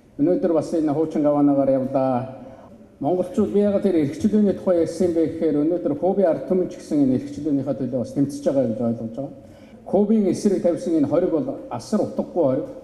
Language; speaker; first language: Mongolian; native; Mongolian